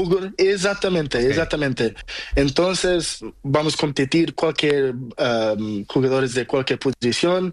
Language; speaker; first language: Spanish; non-native, learner; Portuguese